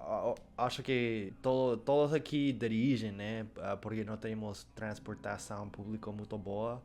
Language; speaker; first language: Portuguese; non-native, learner; English